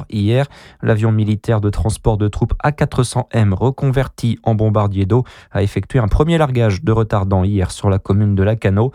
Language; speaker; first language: French; native; French